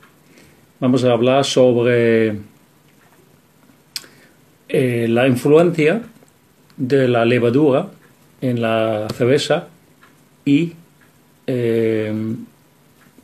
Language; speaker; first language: Spanish; non-native, fluent; Dutch